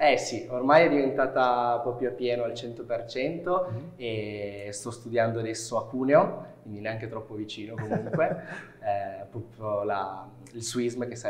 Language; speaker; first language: Italian; native; Italian